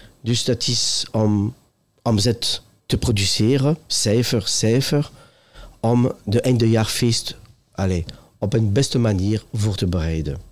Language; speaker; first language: Dutch; non-native, local second language; French